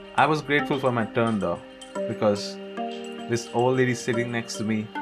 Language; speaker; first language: English; non-native, local second language; Hindi